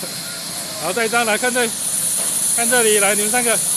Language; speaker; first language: Chinese; native; Chinese